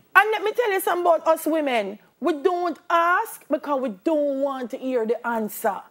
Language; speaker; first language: English; native; English